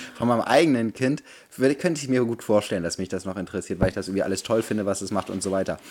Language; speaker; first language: German; native; German